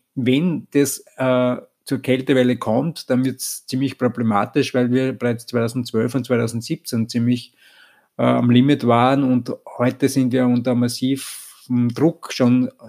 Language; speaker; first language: German; native; German